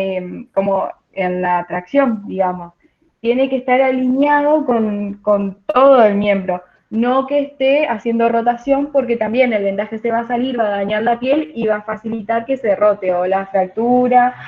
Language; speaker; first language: Spanish; native; Spanish